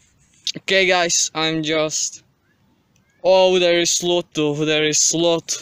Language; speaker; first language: English; non-native, learner; Czech